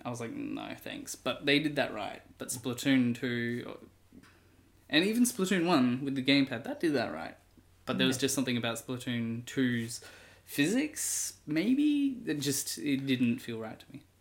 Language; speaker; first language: English; native; English